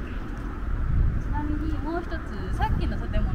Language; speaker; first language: Japanese; native; Japanese